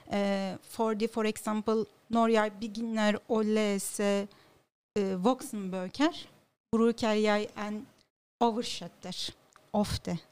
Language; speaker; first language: Norwegian; non-native, learner; Turkish